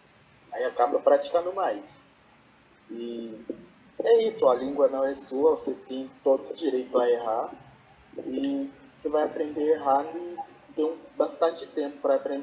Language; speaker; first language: Portuguese; non-native, fluent; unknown